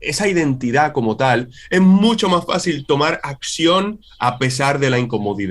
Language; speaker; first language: Spanish; native; Spanish